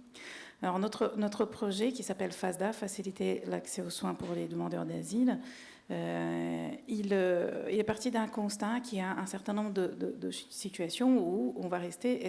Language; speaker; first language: French; native; French